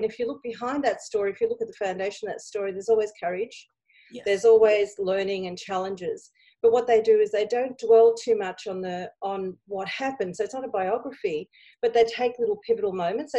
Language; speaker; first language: English; native; English